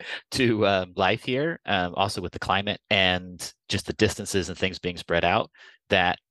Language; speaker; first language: English; native; English